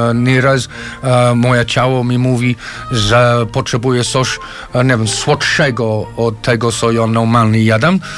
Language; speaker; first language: Polish; non-native, fluent; English